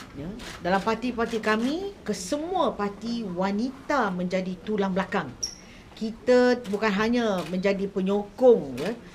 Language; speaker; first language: Malay; native; Malay